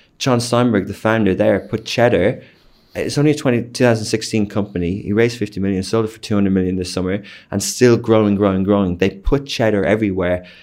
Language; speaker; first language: English; native; English